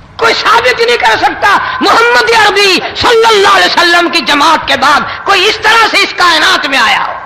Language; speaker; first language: Urdu; non-native, local second language; Saraiki